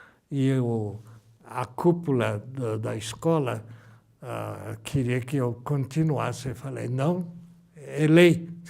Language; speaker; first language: Portuguese; early bilingual, other home language; Japanese